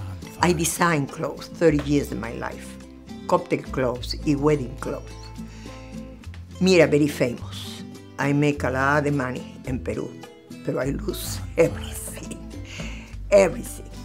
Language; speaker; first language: English; non-native, learner; Spanish